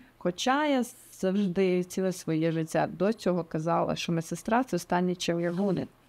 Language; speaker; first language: Ukrainian; native; Ukrainian